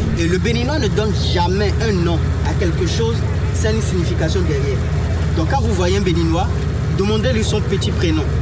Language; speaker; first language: French; non-native, local second language; Fon